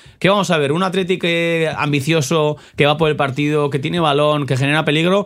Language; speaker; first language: Spanish; native; Spanish